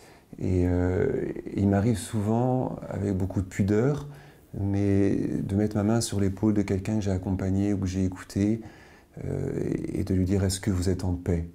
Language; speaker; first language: French; native; French